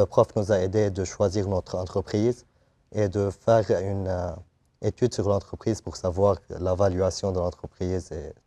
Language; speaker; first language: French; non-native, fluent; Arabic